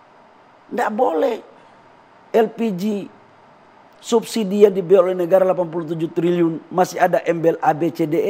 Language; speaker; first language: Indonesian; native; Indonesian